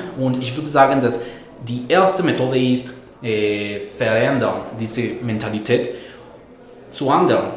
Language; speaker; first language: German; non-native, fluent; Spanish